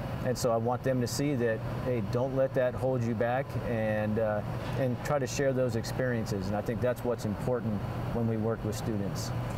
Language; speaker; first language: English; early bilingual, other home language; Spanish